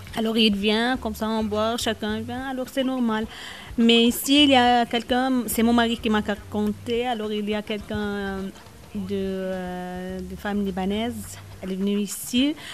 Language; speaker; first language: French; non-native, local second language; Arabic